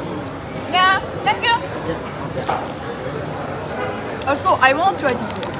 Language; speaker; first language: English; non-native, learner; Korean